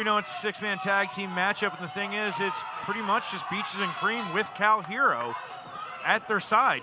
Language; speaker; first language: English; native; English